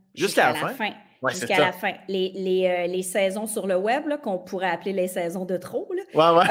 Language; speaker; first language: French; native; French